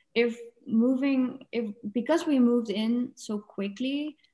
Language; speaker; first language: English; non-native, fluent; Dutch